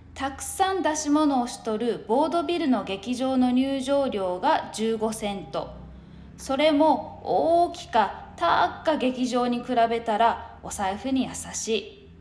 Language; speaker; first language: Japanese; native; Japanese